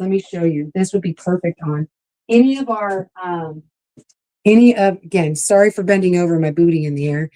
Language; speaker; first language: English; native; English